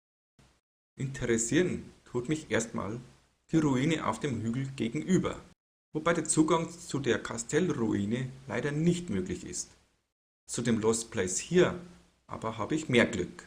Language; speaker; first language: German; native; German